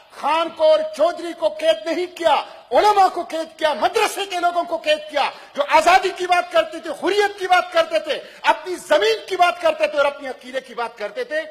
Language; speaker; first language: Urdu; non-native, local second language; Pashto